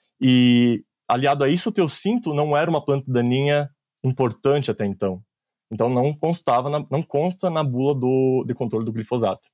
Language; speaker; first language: Portuguese; native; Portuguese